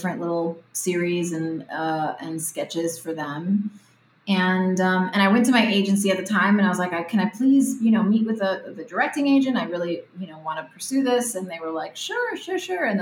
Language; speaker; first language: English; early bilingual, other home language; Spanish